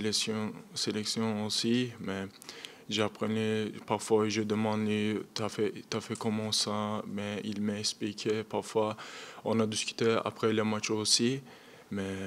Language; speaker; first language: French; non-native, learner; Turkish